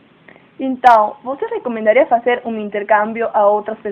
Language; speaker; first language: Portuguese; non-native, learner; Spanish